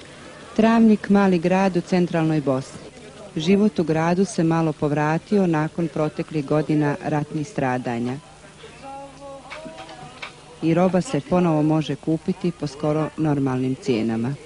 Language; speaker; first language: Bosnian; native; Bosnian